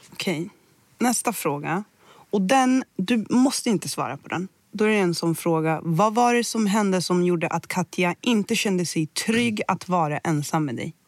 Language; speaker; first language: Swedish; early bilingual, other home language; Somali